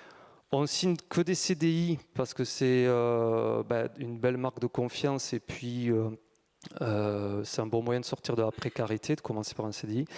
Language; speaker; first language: French; native; French